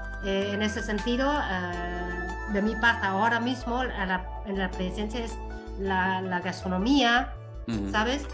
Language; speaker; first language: Spanish; non-native, fluent; Vietnamese